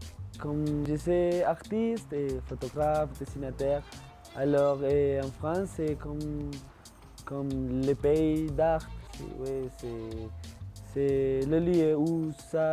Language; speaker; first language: French; non-native, learner; Spanish